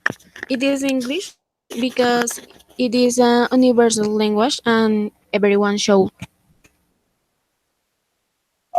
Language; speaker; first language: English; non-native, learner; Spanish